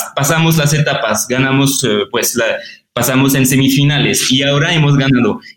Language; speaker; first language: Spanish; non-native, fluent; French